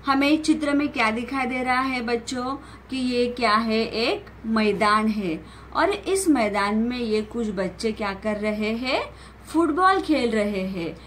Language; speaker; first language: Hindi; non-native, local second language; Marathi